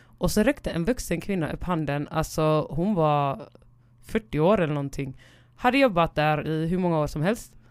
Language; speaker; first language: Swedish; early bilingual, other home language; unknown